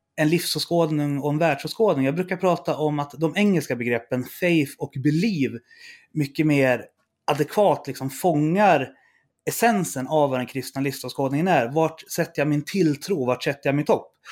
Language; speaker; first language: Swedish; native; Swedish